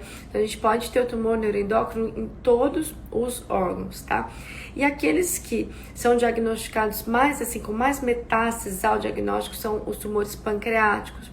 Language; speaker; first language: Portuguese; native; Portuguese